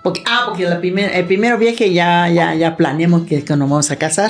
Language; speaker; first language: Spanish; non-native, learner; Thai